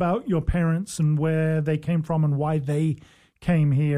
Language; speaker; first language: English; native; English